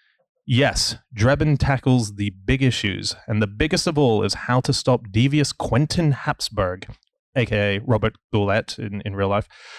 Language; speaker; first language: English; native; English